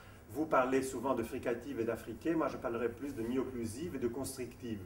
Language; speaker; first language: French; non-native, fluent; Italian